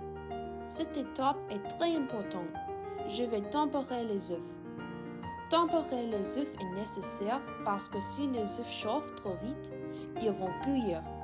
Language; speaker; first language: French; non-native, learner; English